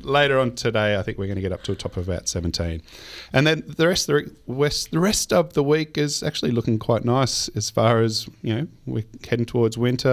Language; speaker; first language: English; native; English